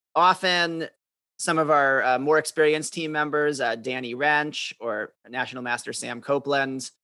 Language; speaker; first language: English; native; English